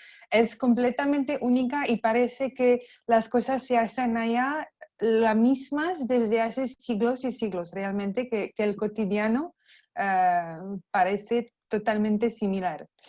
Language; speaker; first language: Spanish; non-native, fluent; French